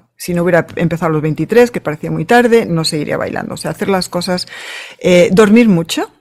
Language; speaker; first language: Spanish; native; Spanish